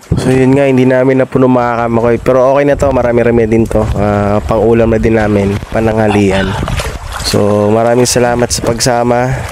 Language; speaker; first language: Filipino; non-native, local second language; Hiligaynon